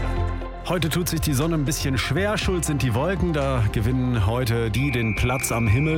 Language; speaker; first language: German; native; German